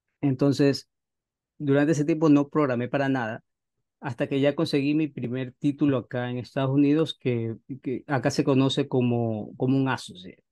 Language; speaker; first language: Spanish; native; Spanish